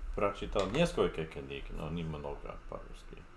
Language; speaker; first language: Russian; non-native, learner; English